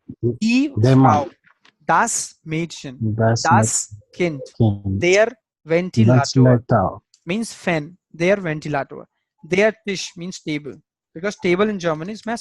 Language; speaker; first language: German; non-native, fluent; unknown